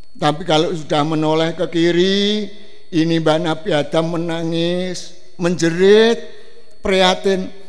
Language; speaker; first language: Indonesian; non-native, local second language; Javanese